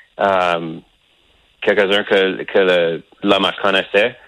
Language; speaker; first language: French; non-native, local second language; English